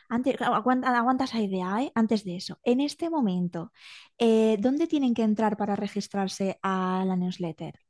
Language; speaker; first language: Spanish; native; Spanish